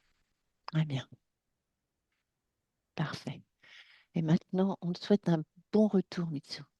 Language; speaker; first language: French; native; French